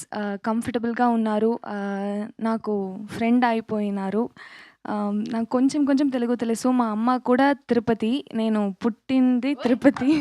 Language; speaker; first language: Telugu; non-native, local second language; Tamil